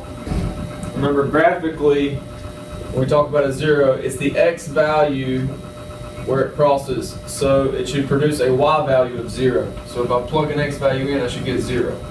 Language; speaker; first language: English; native; English